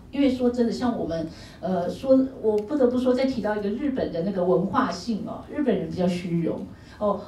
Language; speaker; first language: Chinese; native; Chinese